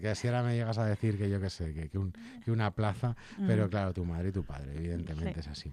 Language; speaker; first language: Spanish; native; Spanish